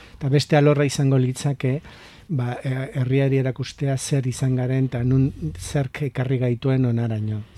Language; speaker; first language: Basque; non-native, local second language; Spanish